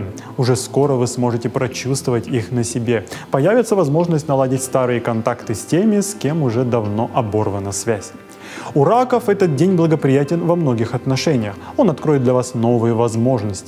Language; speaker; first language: Russian; native; Russian